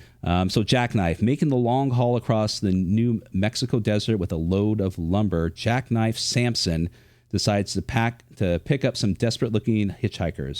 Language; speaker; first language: English; native; English